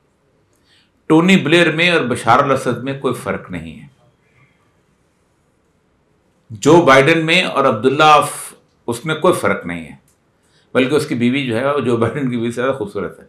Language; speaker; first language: Urdu; native; Urdu